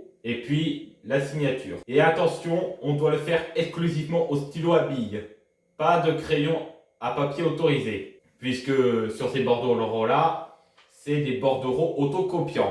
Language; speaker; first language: French; native; French